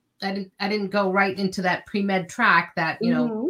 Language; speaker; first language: English; native; English